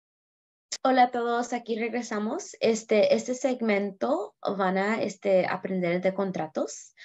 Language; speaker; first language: Spanish; early bilingual, heritage; Spanish